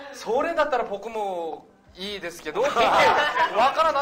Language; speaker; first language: Japanese; non-native, learner; Korean